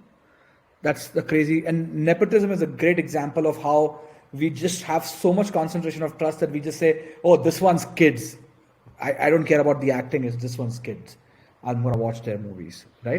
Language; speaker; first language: English; non-native, local second language; Gujarati